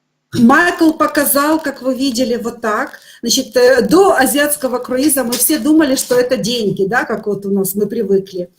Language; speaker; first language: Russian; native; Russian